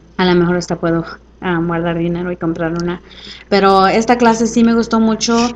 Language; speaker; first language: Spanish; early bilingual, heritage; Spanish